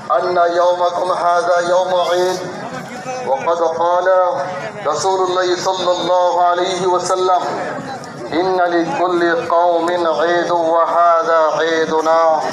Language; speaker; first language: Arabic; non-native, fluent; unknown